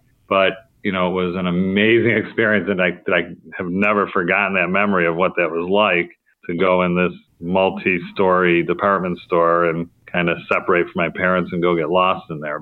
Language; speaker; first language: English; native; English